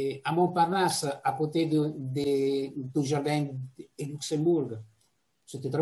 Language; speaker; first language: French; non-native, fluent; Italian